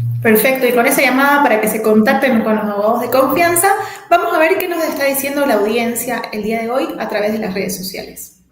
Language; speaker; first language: Spanish; native; Spanish